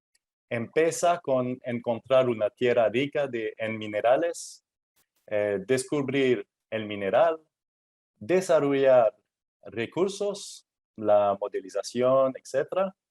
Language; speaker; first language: Spanish; non-native, fluent; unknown